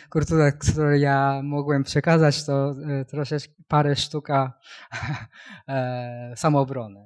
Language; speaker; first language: Polish; non-native, learner; Japanese